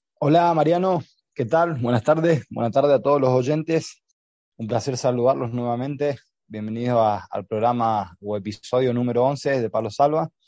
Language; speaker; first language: Spanish; native; Spanish